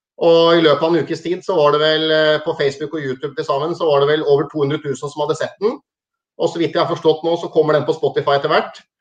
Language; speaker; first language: Norwegian; native; Norwegian